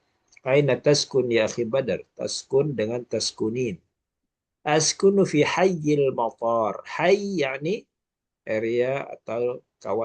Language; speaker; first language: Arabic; non-native, fluent; Malay